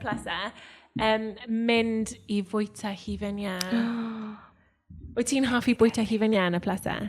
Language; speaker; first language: Welsh; native; Welsh